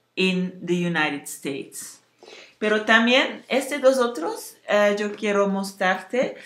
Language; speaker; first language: Spanish; non-native, learner; Dutch